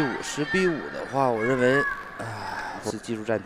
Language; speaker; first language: Chinese; native; Chinese